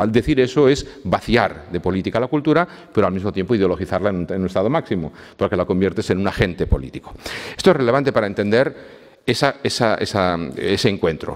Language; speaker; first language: Spanish; native; Spanish